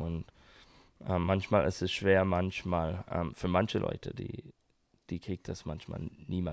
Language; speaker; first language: German; non-native, learner; English